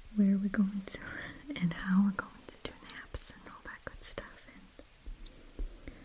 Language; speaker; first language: English; non-native, fluent; Russian